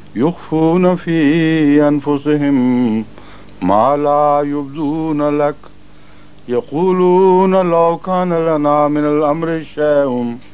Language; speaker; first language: Arabic; non-native, fluent; Urdu